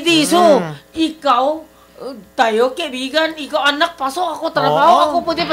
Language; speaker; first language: Filipino; non-native, learner; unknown